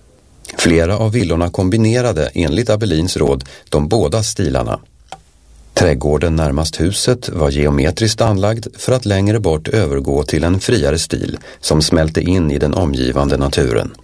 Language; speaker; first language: Swedish; native; Swedish